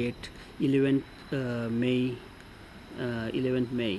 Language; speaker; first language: English; non-native, local second language; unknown